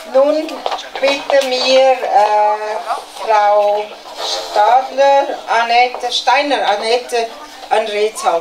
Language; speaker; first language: German; non-native, fluent; Tibetan